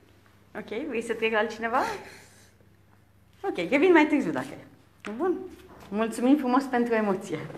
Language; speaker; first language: Romanian; native; Romanian